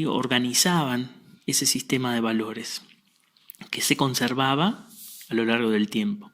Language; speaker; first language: Spanish; native; Spanish